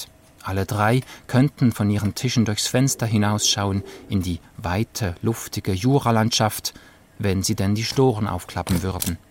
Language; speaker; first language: German; native; German